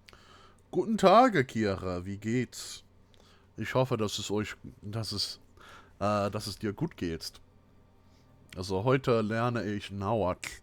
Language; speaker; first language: German; non-native, fluent; English